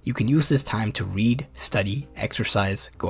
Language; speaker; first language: English; native; English